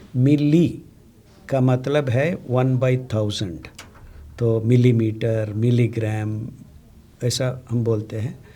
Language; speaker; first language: Hindi; non-native, local second language; Telugu